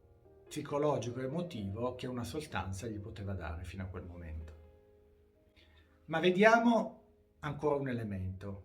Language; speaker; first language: Italian; native; Italian